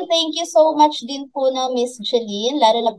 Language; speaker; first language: Filipino; native; Filipino